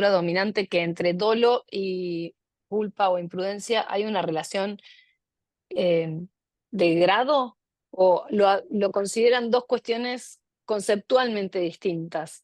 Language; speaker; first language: Spanish; native; Spanish